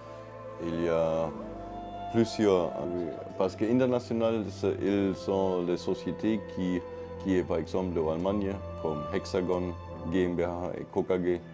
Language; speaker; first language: French; non-native, learner; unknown